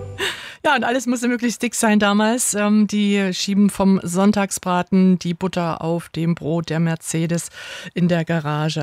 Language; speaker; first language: German; native; German